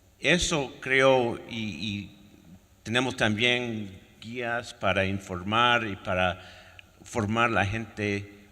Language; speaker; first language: Spanish; non-native, fluent; French